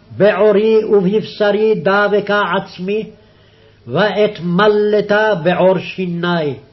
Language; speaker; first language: Hebrew; native; Hebrew